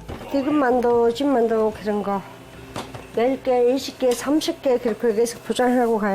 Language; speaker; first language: Korean; non-native, learner; Mongolian